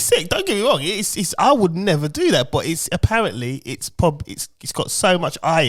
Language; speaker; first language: English; native; English